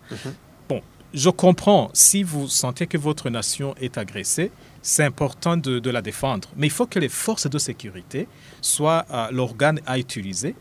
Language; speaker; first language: French; non-native, local second language; Rundi